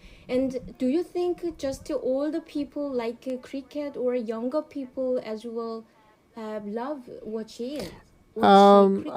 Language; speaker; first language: English; non-native, learner; Korean